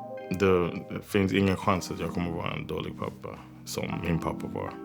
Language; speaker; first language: Swedish; non-native, fluent; English